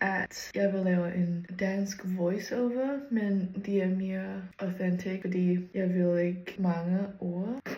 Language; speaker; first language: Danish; non-native, learner; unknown